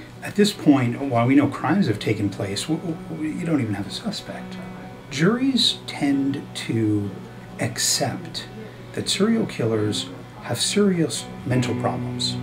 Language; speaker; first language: English; native; English